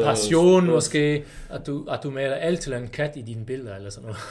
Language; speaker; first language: Danish; non-native, fluent; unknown